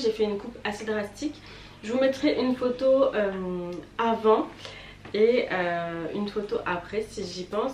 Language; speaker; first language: French; native; French